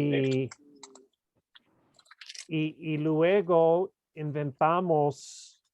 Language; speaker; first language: Spanish; non-native, fluent; English